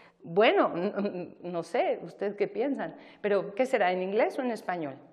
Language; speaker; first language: Spanish; native; Spanish